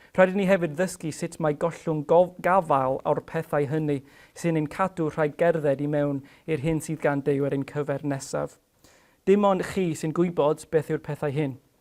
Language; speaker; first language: Welsh; non-native, fluent; English